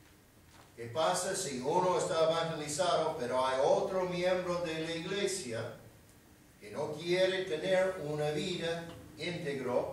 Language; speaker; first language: Spanish; non-native, fluent; English